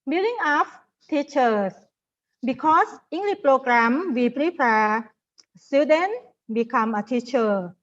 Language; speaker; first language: English; non-native, learner; Thai